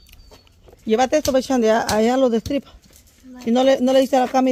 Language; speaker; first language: Spanish; native; Spanish